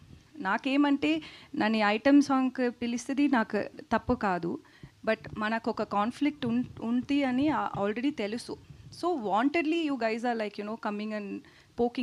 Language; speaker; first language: Telugu; non-native, fluent; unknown